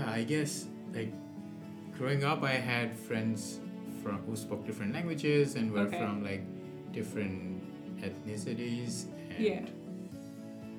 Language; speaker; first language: English; non-native, local second language; Nepali